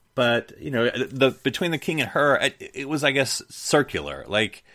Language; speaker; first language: English; native; English